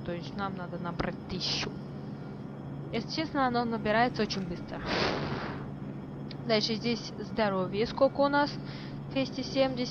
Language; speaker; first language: Russian; native; Russian